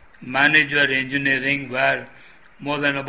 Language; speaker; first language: English; non-native, local second language; Tamil